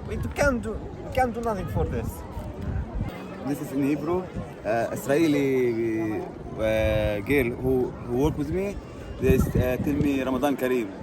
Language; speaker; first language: English; non-native, learner; Arabic